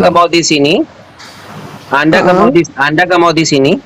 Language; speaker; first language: Indonesian; non-native, learner; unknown